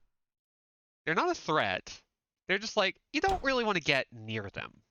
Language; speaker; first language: English; native; English